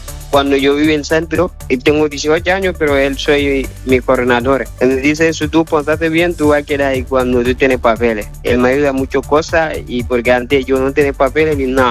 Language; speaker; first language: Spanish; non-native, learner; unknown